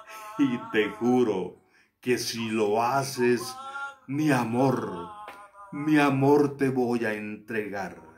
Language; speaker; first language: Spanish; native; Spanish